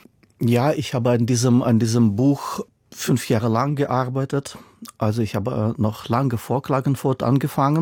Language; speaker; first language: German; non-native, fluent; Russian